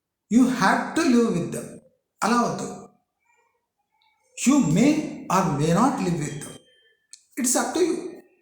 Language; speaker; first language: English; non-native, local second language; Telugu